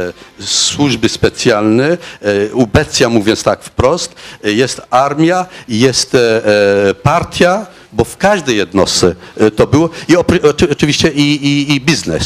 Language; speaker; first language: Polish; non-native, fluent; Arabic